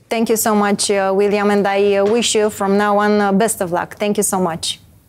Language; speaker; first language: English; non-native, fluent; Romanian